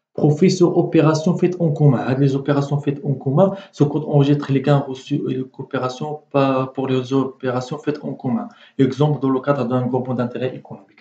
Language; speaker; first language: French; non-native, local second language; Arabic